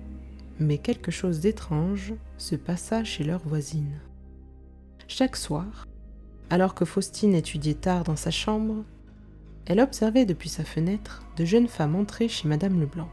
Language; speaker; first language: French; native; French